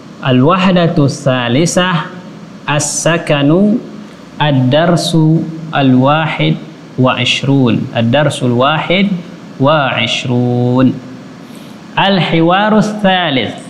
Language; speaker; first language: Arabic; non-native, fluent; Indonesian